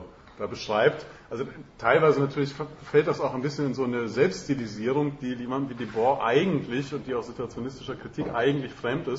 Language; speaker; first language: German; native; German